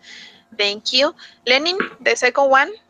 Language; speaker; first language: English; non-native, fluent; Spanish